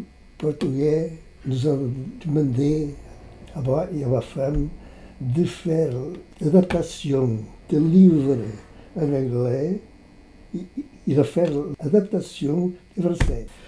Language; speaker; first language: French; non-native, fluent; Portuguese